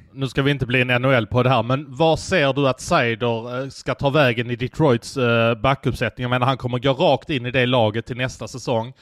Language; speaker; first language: Swedish; native; Swedish